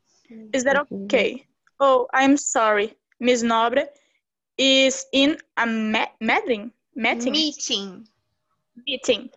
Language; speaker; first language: English; non-native, learner; Portuguese